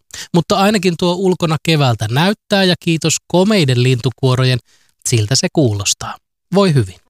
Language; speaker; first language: Finnish; native; Finnish